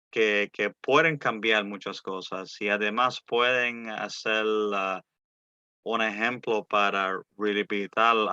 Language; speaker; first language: Spanish; early bilingual, heritage; Spanish